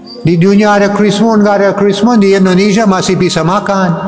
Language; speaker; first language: Indonesian; non-native, fluent; English